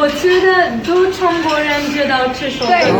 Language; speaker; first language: Chinese; non-native, learner; French